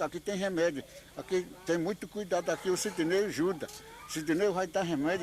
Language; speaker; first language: Portuguese; non-native, local second language; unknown